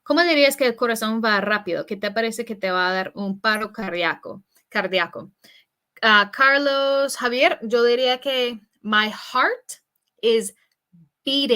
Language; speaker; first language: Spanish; non-native, fluent; English